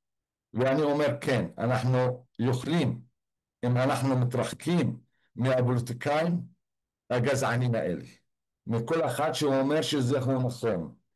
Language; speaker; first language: Hebrew; non-native, local second language; Arabic